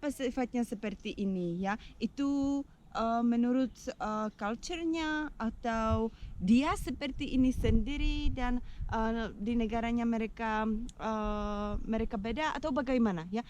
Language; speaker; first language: Indonesian; non-native, learner; Czech